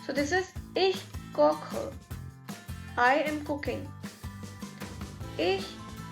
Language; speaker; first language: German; non-native, fluent; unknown